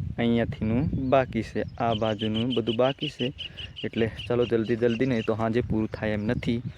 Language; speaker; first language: Gujarati; non-native, local second language; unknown